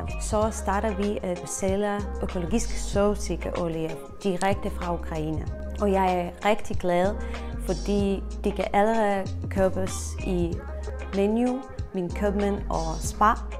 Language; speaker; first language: Danish; non-native, learner; Ukrainian